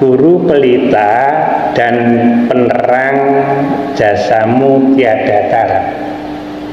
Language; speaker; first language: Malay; non-native, local second language; Javanese